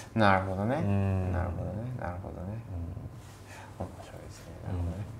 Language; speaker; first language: Japanese; native; Japanese